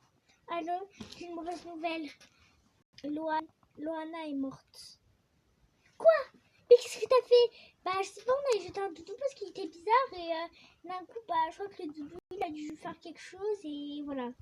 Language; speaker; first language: French; native; French